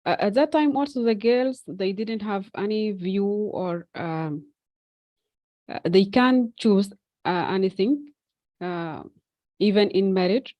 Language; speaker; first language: English; non-native, fluent; Arabic